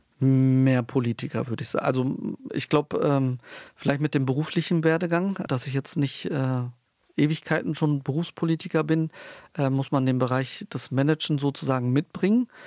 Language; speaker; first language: German; early bilingual, other home language; Turkish